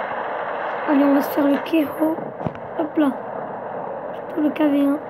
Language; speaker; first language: French; native; French